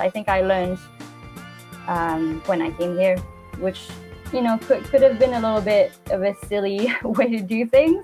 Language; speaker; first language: English; native; English